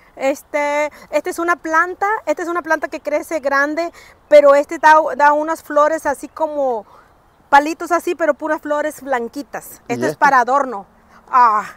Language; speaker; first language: Spanish; native; Spanish